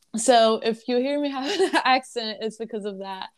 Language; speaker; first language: English; early bilingual, other home language; Arabic